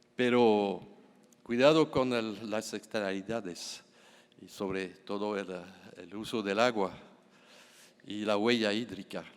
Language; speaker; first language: Spanish; non-native, fluent; French